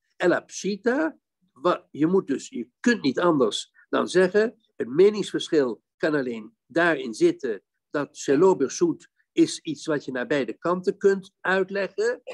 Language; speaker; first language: Dutch; native; Dutch